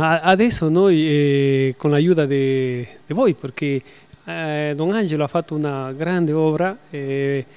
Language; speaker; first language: Italian; non-native, learner; Spanish